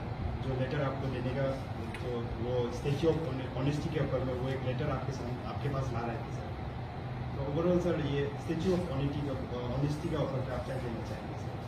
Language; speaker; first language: Hindi; non-native, local second language; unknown